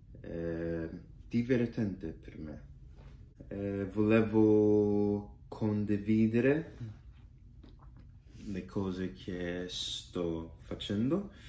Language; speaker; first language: Italian; non-native, learner; English